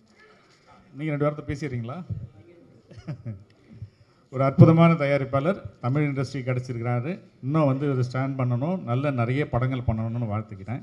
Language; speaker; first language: Tamil; native; Tamil